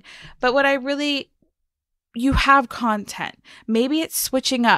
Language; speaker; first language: English; native; English